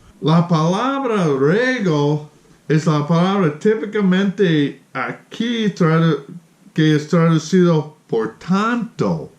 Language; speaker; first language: Spanish; non-native, fluent; English